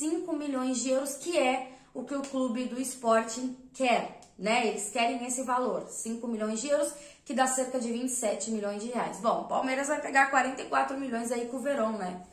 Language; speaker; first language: Portuguese; native; Portuguese